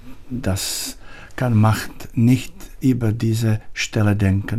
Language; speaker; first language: German; non-native, learner; Czech